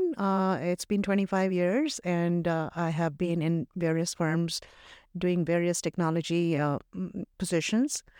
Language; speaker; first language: English; non-native, local second language; Hindi